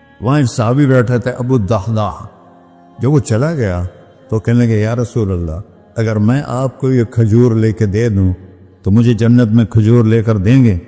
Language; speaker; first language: Urdu; non-native, local second language; Punjabi